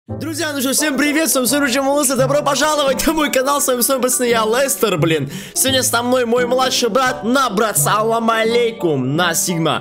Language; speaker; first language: Russian; native; Russian